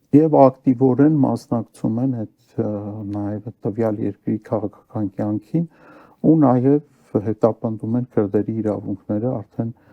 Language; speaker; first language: Armenian; native; Armenian